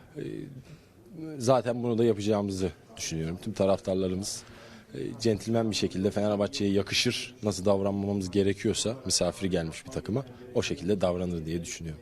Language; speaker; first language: Turkish; native; Turkish